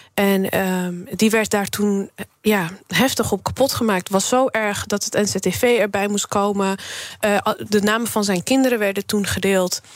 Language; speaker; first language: Dutch; early bilingual, other home language; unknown